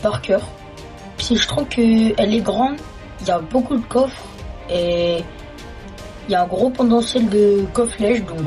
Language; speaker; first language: French; native; French